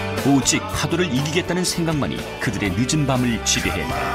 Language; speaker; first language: Korean; native; Korean